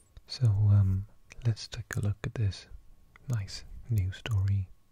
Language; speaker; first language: English; native; English